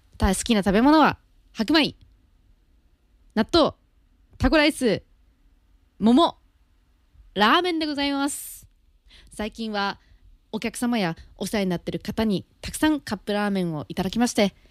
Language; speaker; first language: Japanese; native; Japanese